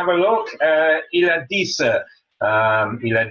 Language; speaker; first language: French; non-native, fluent; English